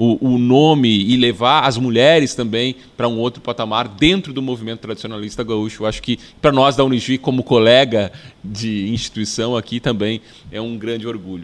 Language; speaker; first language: Portuguese; native; Portuguese